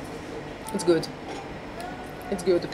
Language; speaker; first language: English; non-native, learner; French